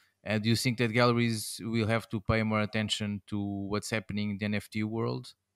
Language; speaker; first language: English; non-native, fluent; Portuguese